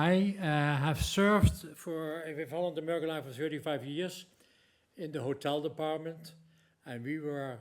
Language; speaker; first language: English; non-native, fluent; Dutch